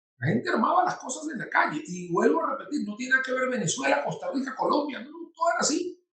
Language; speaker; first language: Spanish; native; Spanish